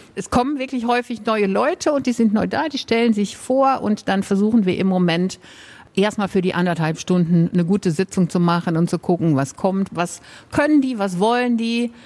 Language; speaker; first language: German; native; German